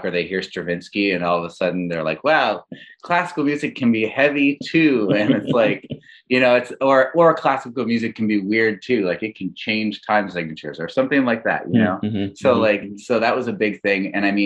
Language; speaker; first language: English; native; English